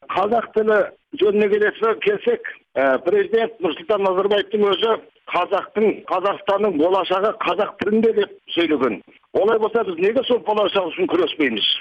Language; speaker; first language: Kazakh; early bilingual, heritage; Kazakh